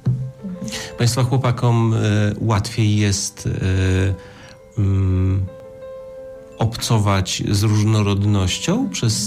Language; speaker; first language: Polish; native; Polish